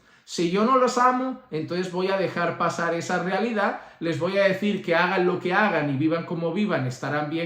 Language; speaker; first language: Spanish; native; Spanish